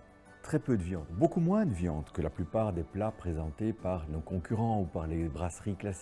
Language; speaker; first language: French; native; French